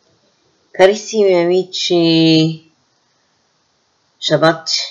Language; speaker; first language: Italian; non-native, fluent; English